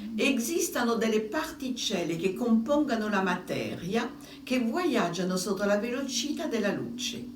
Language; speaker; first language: Italian; non-native, fluent; French